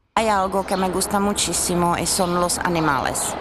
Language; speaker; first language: Spanish; non-native, fluent; Czech